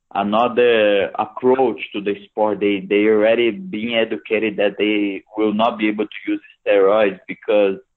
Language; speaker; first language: English; non-native, fluent; Portuguese